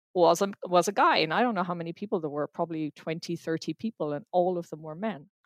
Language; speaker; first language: English; native; English